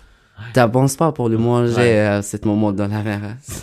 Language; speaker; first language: French; non-native, learner; Arabic